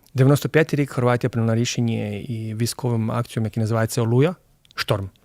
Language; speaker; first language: Ukrainian; non-native, fluent; Croatian